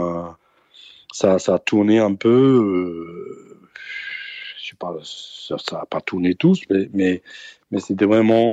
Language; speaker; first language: French; non-native, fluent; Danish